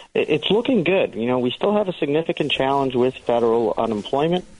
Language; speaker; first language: English; early bilingual, other home language; Hindi